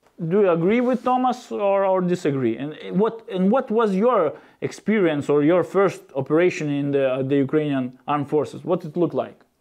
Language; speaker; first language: English; non-native, learner; Lithuanian